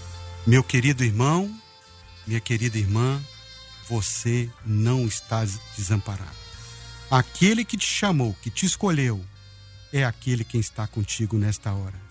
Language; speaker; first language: Portuguese; native; Portuguese